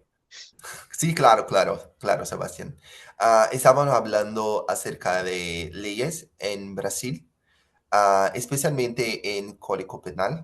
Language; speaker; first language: Spanish; non-native, fluent; Portuguese